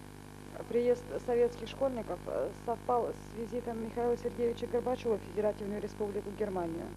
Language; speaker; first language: Russian; native; Russian